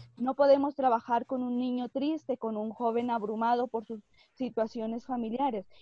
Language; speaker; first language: Spanish; native; Spanish